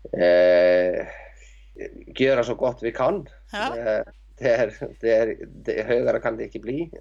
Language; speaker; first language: Swedish; non-native, learner; Icelandic